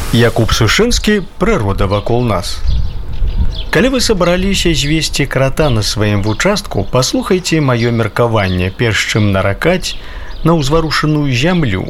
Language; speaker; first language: Belarusian; native; Belarusian